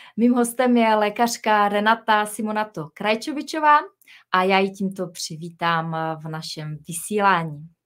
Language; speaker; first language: Czech; native; Czech